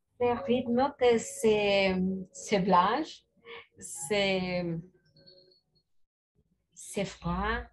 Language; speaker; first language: French; non-native, learner; Spanish